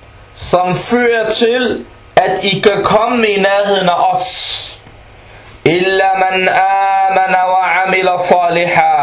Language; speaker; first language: Danish; non-native, fluent; Arabic